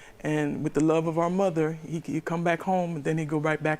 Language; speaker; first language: English; native; English